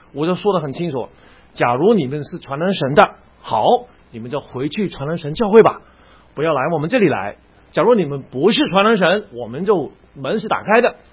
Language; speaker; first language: Chinese; non-native, local second language; Cantonese